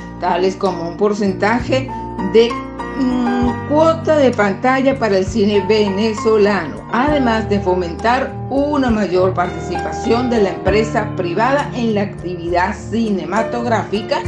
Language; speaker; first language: Spanish; native; Spanish